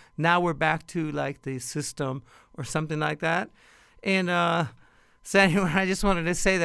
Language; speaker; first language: English; native; English